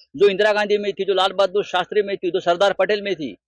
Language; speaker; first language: Hindi; non-native, local second language; Marathi